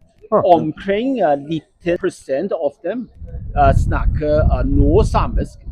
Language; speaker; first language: Norwegian; non-native, learner; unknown